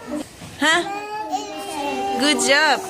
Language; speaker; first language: English; non-native, learner; Arabic